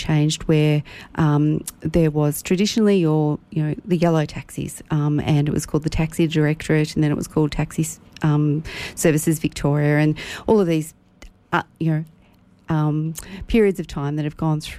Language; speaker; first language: English; native; English